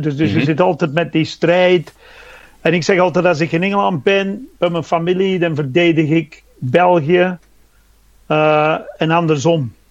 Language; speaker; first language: Dutch; non-native, fluent; English